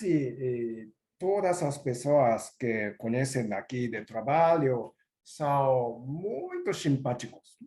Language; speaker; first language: Portuguese; non-native, learner; Japanese